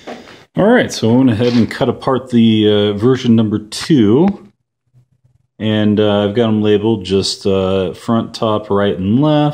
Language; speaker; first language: English; native; English